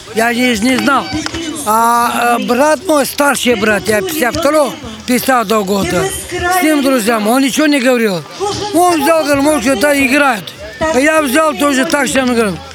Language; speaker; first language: Russian; non-native, local second language; Albanian